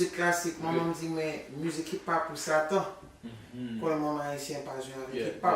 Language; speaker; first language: Haitian Creole; early bilingual, heritage; English